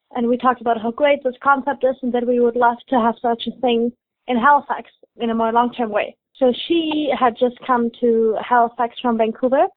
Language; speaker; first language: English; non-native, fluent; German